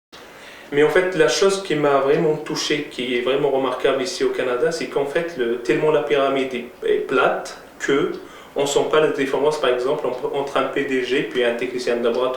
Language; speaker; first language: French; non-native, local second language; Arabic